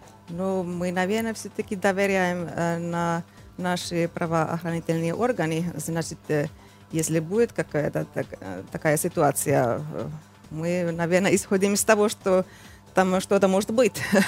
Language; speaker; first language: Russian; non-native, fluent; Finnish